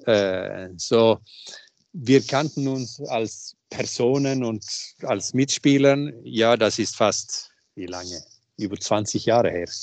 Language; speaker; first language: German; non-native, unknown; Swedish